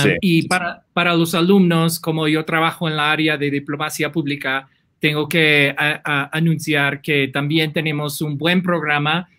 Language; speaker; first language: Spanish; non-native, fluent; English